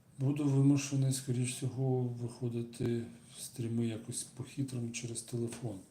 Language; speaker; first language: Ukrainian; non-native, local second language; Russian